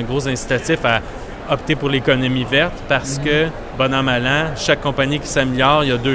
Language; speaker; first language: French; native; French